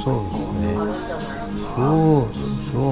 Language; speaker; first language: Japanese; non-native, learner; English